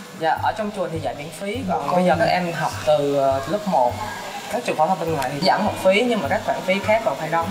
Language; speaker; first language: Vietnamese; non-native, local second language; Khmer